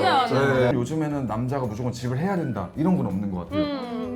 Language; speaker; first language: Korean; native; Korean